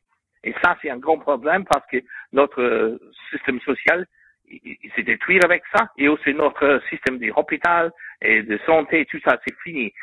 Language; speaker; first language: French; non-native, learner; English